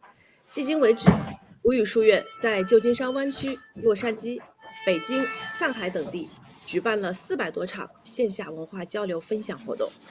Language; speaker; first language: Chinese; native; Chinese